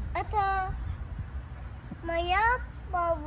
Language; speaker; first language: Russian; early bilingual, heritage; Russian